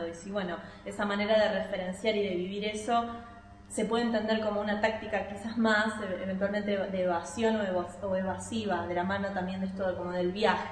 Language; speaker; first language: Spanish; native; Spanish